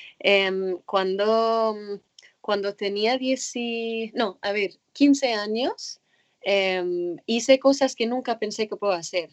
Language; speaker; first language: Spanish; non-native, fluent; Arabic